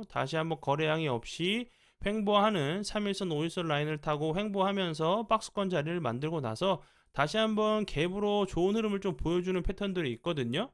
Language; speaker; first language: Korean; native; Korean